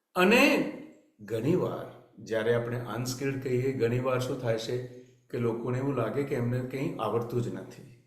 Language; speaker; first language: Gujarati; native; Gujarati